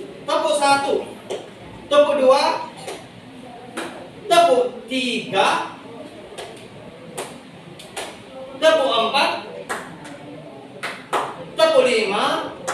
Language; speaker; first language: Indonesian; native; Indonesian